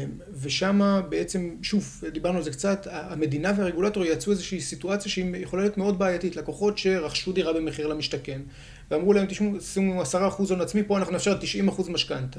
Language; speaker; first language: Hebrew; native; Hebrew